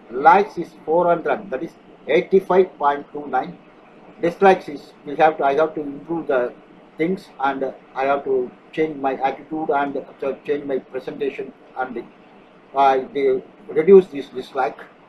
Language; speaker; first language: English; non-native, local second language; Tamil